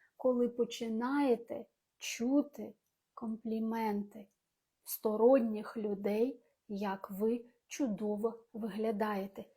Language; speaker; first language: Ukrainian; non-native, local second language; Russian